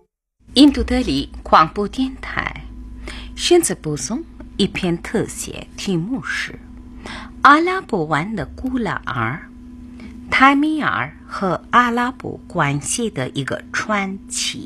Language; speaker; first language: Chinese; non-native, learner; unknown